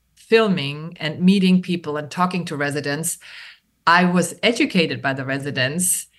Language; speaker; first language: English; non-native, fluent; German